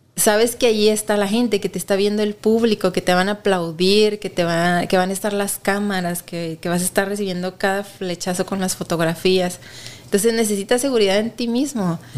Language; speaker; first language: Spanish; native; Spanish